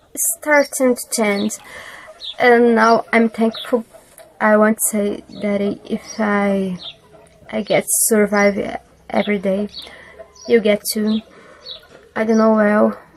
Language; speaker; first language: English; non-native, learner; Portuguese